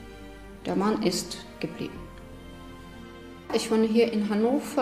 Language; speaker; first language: German; non-native, fluent; Ukrainian